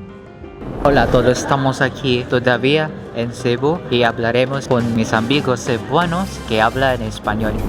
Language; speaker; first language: Spanish; non-native, fluent; Cebuano